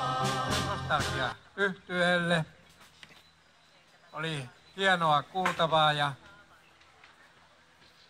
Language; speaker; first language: Finnish; native; Finnish